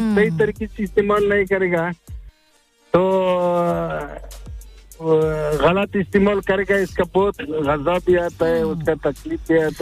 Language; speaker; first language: Hindi; non-native, local second language; Pashto